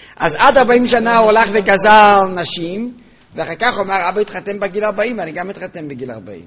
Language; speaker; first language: Hebrew; non-native, local second language; Yiddish